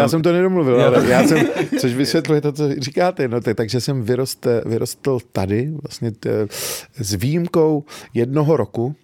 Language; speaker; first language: Czech; early bilingual, other home language; Arabic